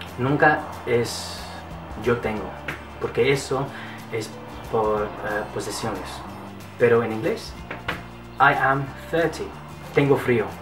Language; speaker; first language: Spanish; non-native, learner; English